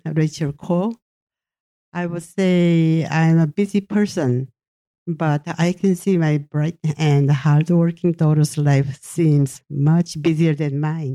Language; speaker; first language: English; non-native, fluent; Japanese